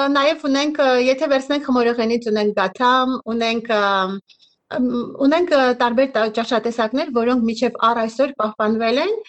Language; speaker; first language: Armenian; native; Armenian